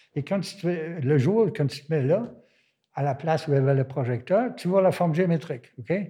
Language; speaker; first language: French; non-native, fluent; German